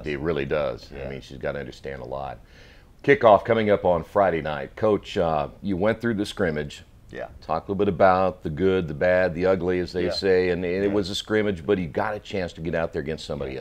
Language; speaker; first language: English; native; English